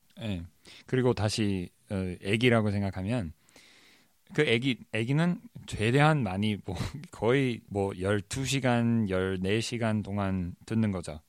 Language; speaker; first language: Korean; non-native, fluent; English